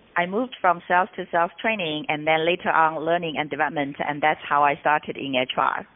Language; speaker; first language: English; non-native, fluent; Chinese